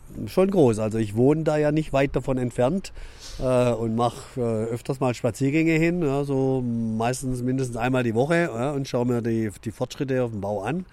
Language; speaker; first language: German; native; German